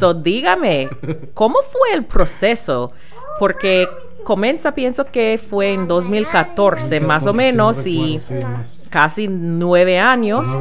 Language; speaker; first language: Spanish; non-native, learner; English